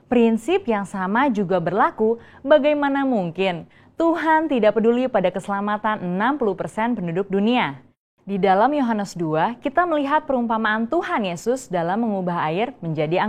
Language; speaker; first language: Indonesian; native; Indonesian